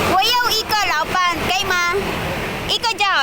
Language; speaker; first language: Chinese; non-native, learner; Filipino